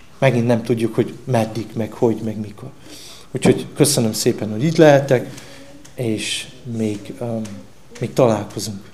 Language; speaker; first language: Hungarian; non-native, fluent; Slovenian